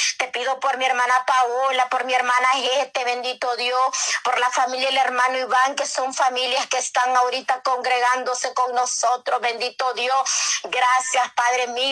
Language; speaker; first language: Spanish; native; Spanish